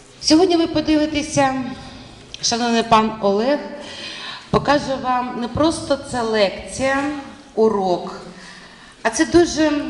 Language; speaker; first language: Ukrainian; non-native, local second language; Russian